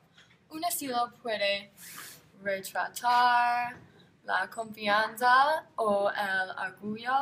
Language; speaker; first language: Spanish; non-native, learner; English